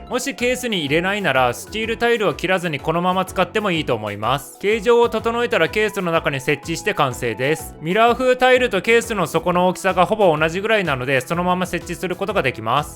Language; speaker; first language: Japanese; native; Japanese